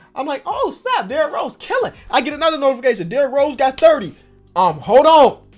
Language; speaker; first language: English; native; English